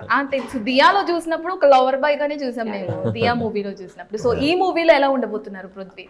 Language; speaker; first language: Telugu; native; Telugu